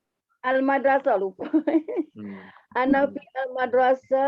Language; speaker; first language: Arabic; non-native, learner; Malay